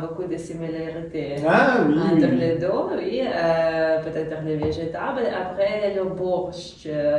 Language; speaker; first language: French; non-native, learner; Ukrainian